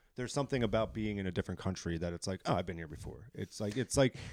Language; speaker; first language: English; native; English